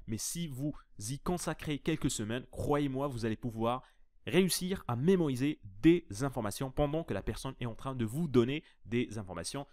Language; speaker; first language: French; native; French